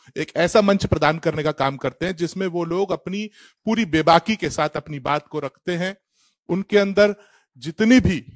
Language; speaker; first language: Hindi; native; Hindi